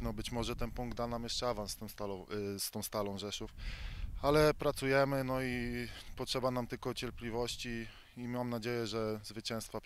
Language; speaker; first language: Polish; native; Polish